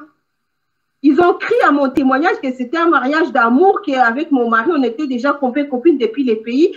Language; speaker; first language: French; non-native, local second language; Lingala